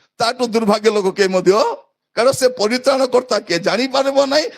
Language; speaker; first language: Odia; native; Odia